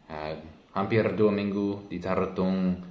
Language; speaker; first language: Indonesian; non-native, learner; English